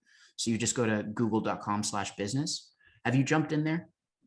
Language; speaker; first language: English; native; English